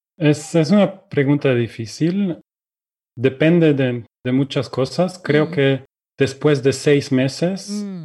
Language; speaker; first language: Spanish; non-native, fluent; Russian